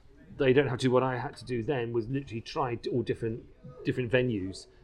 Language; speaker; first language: English; native; English